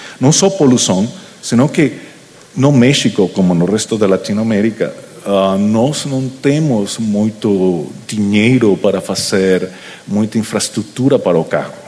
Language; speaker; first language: Portuguese; non-native, learner; Spanish